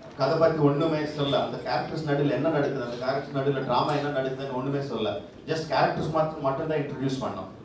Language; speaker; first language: Tamil; non-native, local second language; Telugu